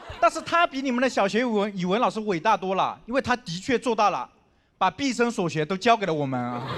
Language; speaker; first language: Chinese; non-native, local second language; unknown